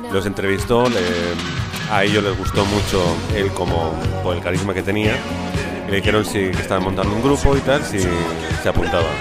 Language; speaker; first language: Spanish; native; Spanish